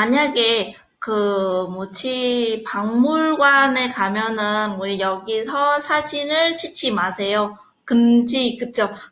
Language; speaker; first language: Korean; non-native, fluent; Vietnamese